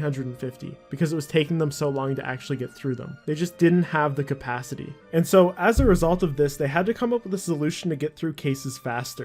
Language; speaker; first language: English; native; English